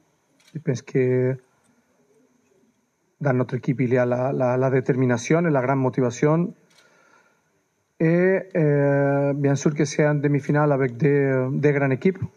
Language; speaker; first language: French; non-native, fluent; Spanish